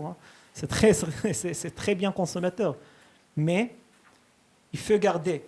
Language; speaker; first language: French; early bilingual, heritage; Hebrew